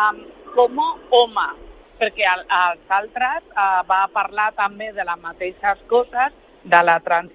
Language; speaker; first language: Catalan; non-native, local second language; Spanish